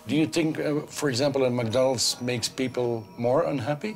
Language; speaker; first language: English; non-native, fluent; Dutch